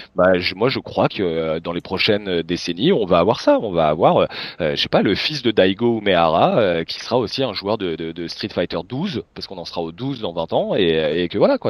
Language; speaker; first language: French; native; French